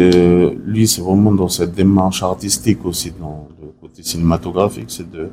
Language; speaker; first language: French; native; French